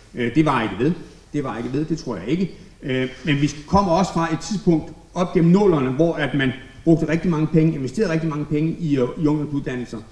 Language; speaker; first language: Danish; native; Danish